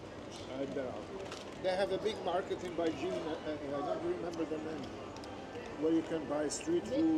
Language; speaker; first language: English; non-native, fluent; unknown